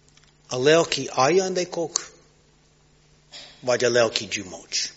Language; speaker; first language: Hungarian; non-native, learner; English